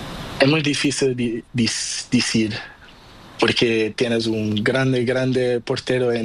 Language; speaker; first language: Spanish; non-native, local second language; Portuguese